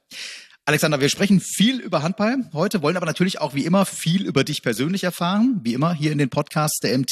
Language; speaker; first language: German; native; German